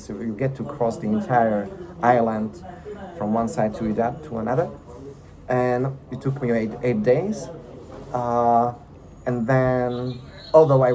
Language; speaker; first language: English; non-native, fluent; Slovak